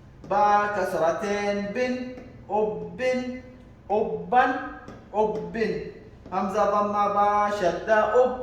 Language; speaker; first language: Arabic; non-native, local second language; Somali